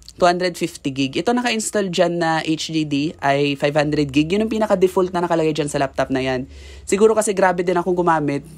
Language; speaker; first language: Filipino; native; Filipino